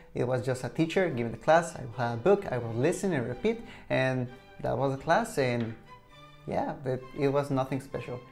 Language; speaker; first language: English; non-native, fluent; Spanish